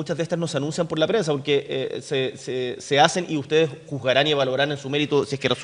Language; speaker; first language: Spanish; native; Spanish